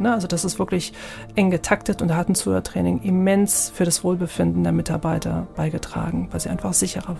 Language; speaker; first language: German; native; German